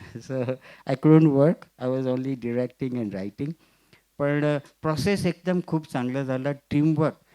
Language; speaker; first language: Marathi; non-native, local second language; Gujarati